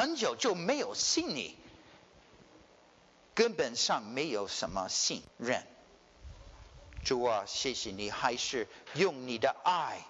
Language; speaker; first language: Chinese; early bilingual, heritage; Chinese